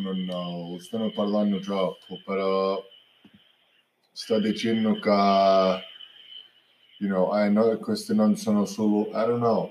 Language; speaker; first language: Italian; early bilingual, heritage; English